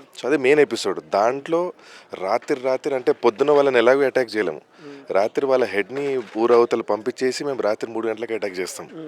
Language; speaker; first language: Telugu; native; Telugu